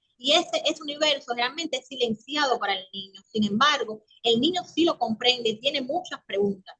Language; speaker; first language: Spanish; native; Spanish